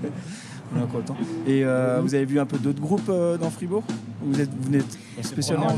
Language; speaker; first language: French; native; French